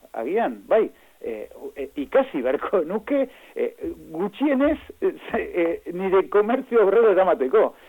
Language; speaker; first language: Basque; non-native, fluent; Spanish